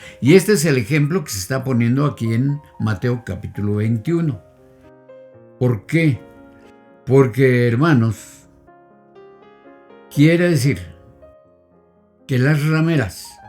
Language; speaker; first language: Spanish; native; Spanish